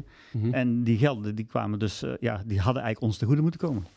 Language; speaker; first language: Dutch; native; Dutch